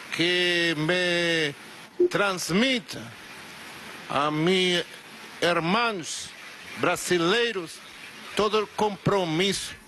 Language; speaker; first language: Portuguese; non-native, learner; Spanish